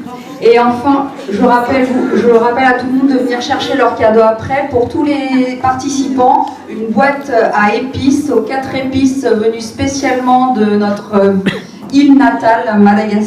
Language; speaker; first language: French; native; French